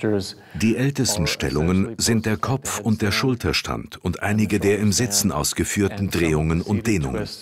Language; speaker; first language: German; native; German